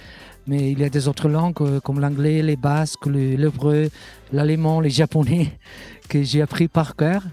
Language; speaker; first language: French; non-native, fluent; Catalan